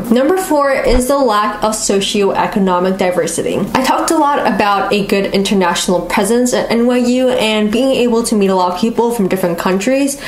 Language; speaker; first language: English; native; English